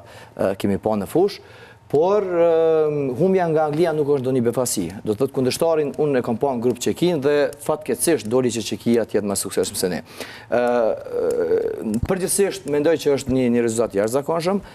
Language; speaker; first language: Albanian; native; Albanian